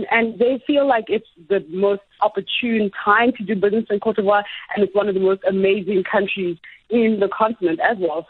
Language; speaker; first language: English; non-native, local second language; Ganda